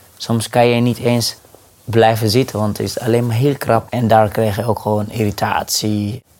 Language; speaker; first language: Dutch; non-native, fluent; Arabic